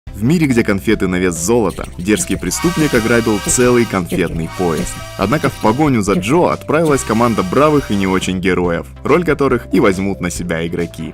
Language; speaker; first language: Russian; native; Russian